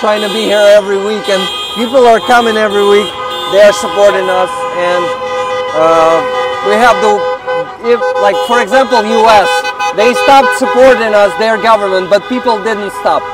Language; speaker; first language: English; non-native, fluent; Ukrainian